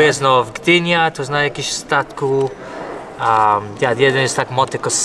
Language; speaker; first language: Polish; early bilingual, other home language; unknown